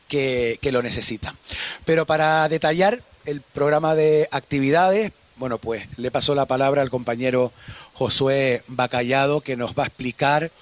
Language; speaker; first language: Spanish; native; Spanish